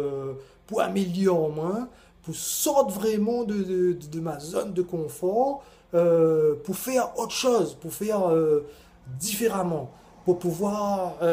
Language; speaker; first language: French; non-native, local second language; Réunion Creole French